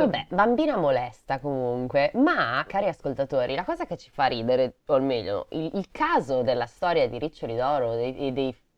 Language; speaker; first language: Italian; native; Italian